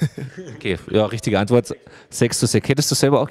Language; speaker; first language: German; native; German